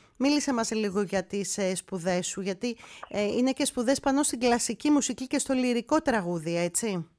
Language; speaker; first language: Greek; native; Greek